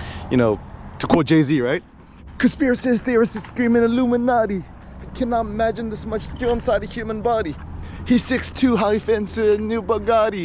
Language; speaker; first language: English; early bilingual, other home language; Korean